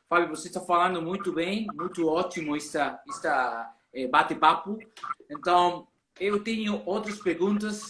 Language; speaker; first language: Portuguese; non-native, learner; Spanish